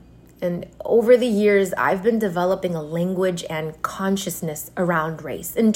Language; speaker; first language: English; native; English